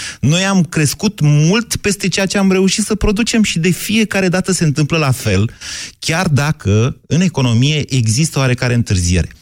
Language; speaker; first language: Romanian; native; Romanian